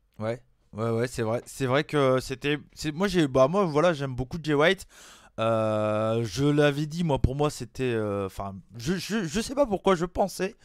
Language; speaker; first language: French; native; French